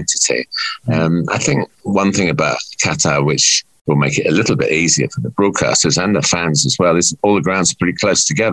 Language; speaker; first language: English; native; English